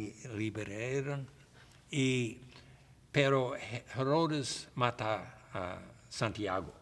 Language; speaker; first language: Spanish; non-native, learner; English